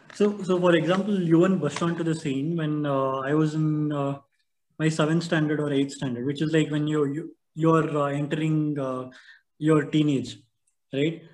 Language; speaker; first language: English; non-native, local second language; Tamil